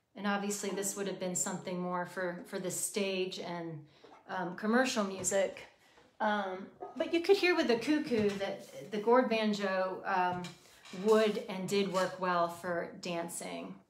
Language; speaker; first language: English; native; English